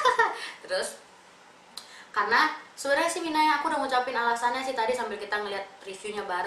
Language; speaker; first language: Indonesian; native; Indonesian